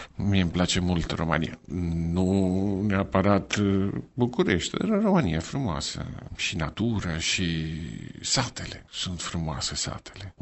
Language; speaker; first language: Romanian; non-native, fluent; Italian